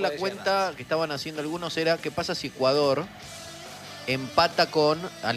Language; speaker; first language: Spanish; native; Spanish